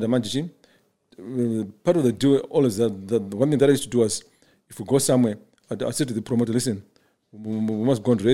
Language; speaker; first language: English; non-native, local second language; Shona